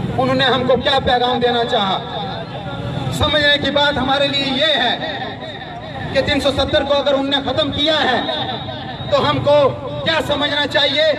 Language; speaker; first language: Urdu; non-native, local second language; Pahari-Potwari